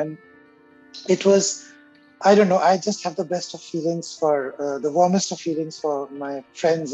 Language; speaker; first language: English; non-native, local second language; Hindi